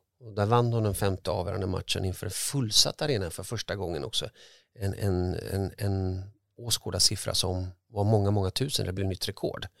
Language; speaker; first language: Swedish; early bilingual, other home language; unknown